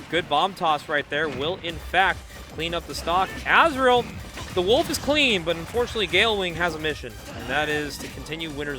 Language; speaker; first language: English; native; English